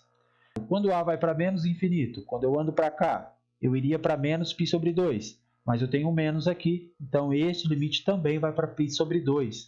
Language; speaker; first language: Portuguese; native; Portuguese